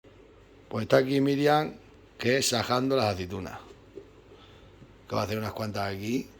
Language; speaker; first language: Spanish; native; Spanish